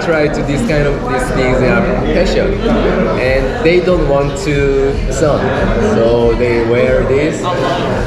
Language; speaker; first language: English; non-native, learner; Korean